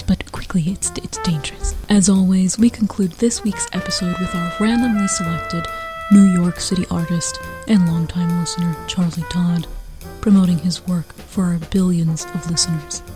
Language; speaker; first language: English; native; English